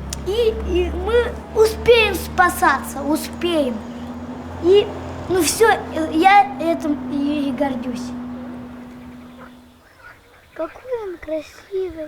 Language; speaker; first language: Russian; non-native, local second language; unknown